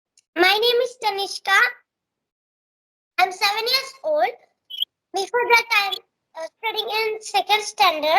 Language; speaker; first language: English; non-native, learner; Marathi